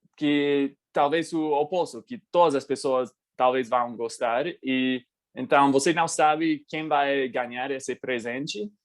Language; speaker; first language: Portuguese; non-native, fluent; English